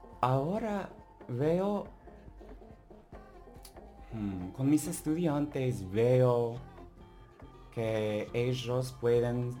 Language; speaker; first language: Spanish; non-native, learner; English